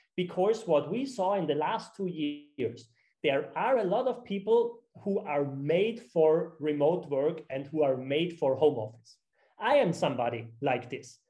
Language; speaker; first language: English; non-native, fluent; German